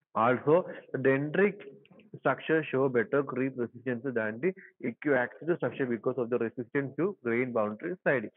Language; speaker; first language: English; non-native, local second language; Malayalam